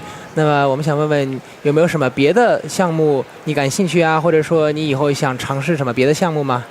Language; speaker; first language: Chinese; native; Chinese